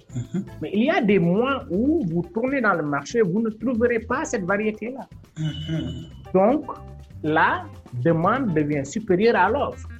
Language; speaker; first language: French; non-native, local second language; Wolof